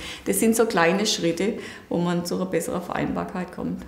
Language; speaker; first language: German; native; German